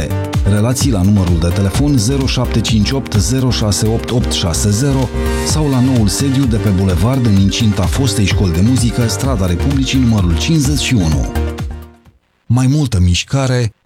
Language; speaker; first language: Romanian; native; Romanian